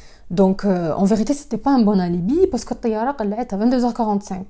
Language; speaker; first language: French; non-native, local second language; Arabic